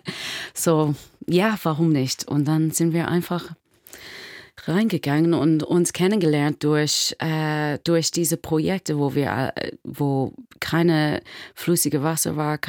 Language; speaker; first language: German; non-native, learner; English